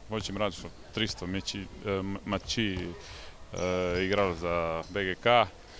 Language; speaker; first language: Russian; non-native, fluent; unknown